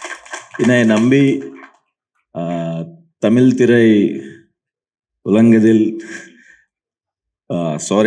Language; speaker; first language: Tamil; non-native, learner; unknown